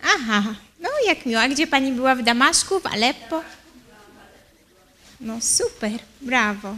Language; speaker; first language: Polish; early bilingual, heritage; Arabic